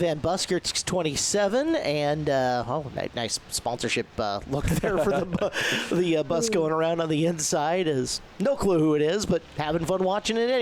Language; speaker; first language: English; native; English